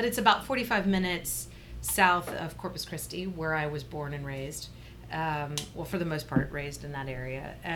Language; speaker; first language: English; native; English